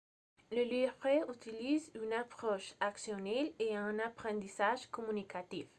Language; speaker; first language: French; non-native, learner; Spanish